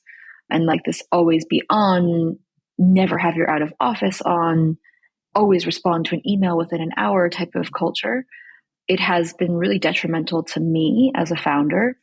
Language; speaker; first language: English; early bilingual, other home language; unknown